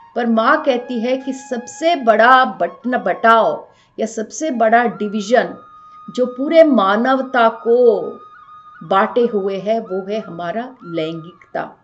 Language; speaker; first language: Hindi; non-native, local second language; Telugu